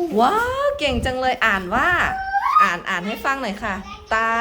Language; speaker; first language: Thai; native; Thai